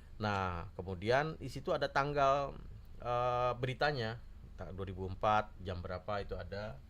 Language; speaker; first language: Indonesian; native; Indonesian